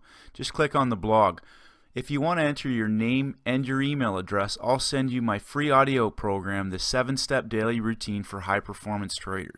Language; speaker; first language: English; native; English